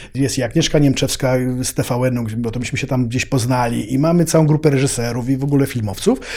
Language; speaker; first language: Polish; native; Polish